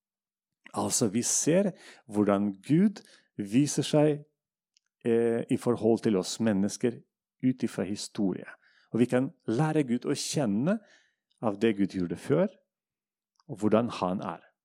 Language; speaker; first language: Norwegian; non-native, fluent; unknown